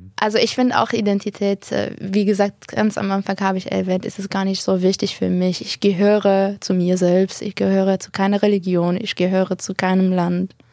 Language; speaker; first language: German; non-native, fluent; Arabic